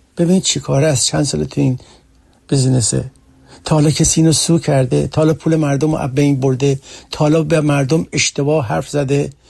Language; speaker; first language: Persian; early bilingual, heritage; Persian